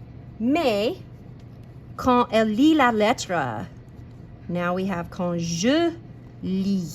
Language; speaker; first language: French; non-native, fluent; English